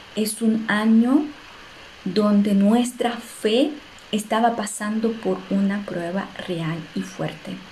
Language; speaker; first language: Spanish; non-native, fluent; Russian